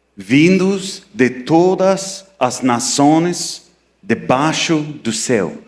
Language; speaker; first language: Portuguese; non-native, learner; English